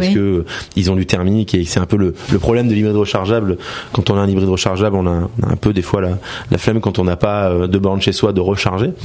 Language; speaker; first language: French; native; French